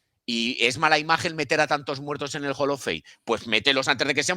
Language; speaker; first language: Spanish; native; Spanish